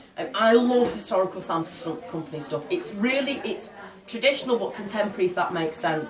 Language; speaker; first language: English; native; English